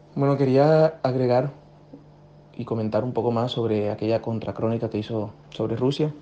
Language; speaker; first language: Spanish; native; Spanish